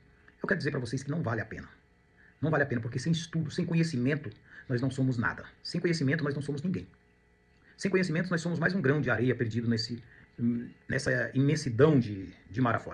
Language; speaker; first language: Portuguese; native; Portuguese